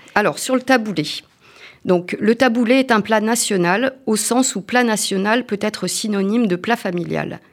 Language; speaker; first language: French; native; French